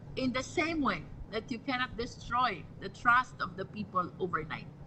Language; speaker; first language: English; non-native, local second language; Filipino